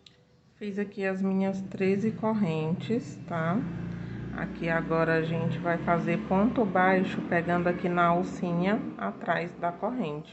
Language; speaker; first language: Portuguese; native; Portuguese